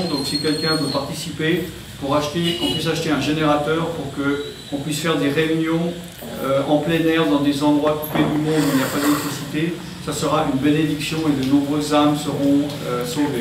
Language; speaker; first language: French; native; French